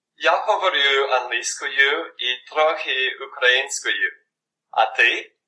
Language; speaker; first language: Ukrainian; non-native, learner; English